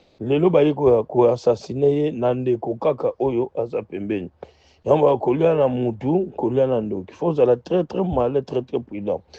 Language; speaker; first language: Lingala; non-native, local second language; Kongo